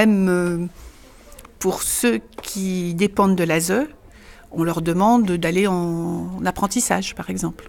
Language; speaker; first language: French; native; French